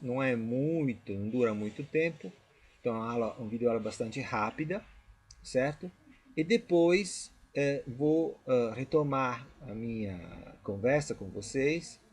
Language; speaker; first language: Portuguese; non-native, fluent; Italian